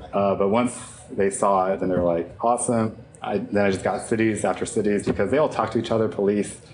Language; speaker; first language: English; native; English